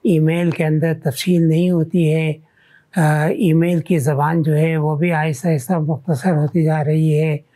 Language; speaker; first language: Urdu; native; Urdu